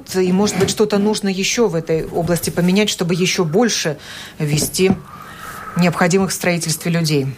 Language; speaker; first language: Russian; native; Russian